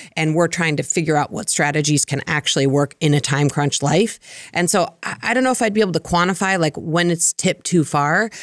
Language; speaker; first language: English; native; English